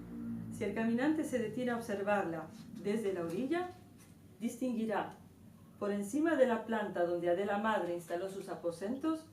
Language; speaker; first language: Spanish; native; Spanish